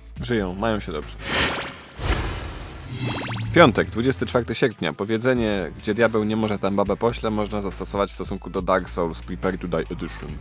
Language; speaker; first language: Polish; native; Polish